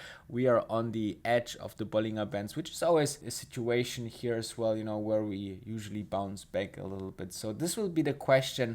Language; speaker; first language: English; non-native, fluent; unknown